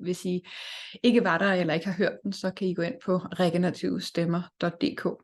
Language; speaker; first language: Danish; native; Danish